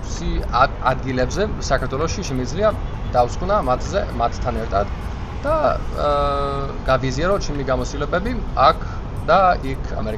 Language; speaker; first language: Georgian; non-native, learner; English